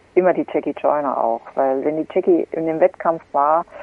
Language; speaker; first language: German; native; German